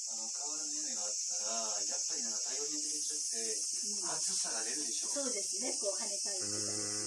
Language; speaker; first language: Japanese; non-native, fluent; French